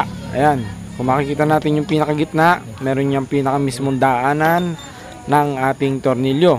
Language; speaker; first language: Filipino; native; Filipino